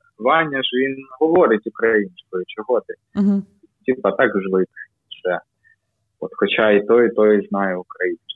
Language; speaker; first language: Ukrainian; non-native, local second language; Russian